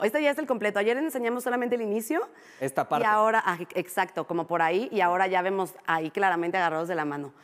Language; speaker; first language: Spanish; native; Spanish